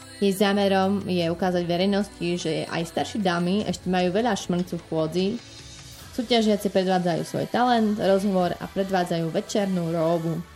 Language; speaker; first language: Slovak; native; Slovak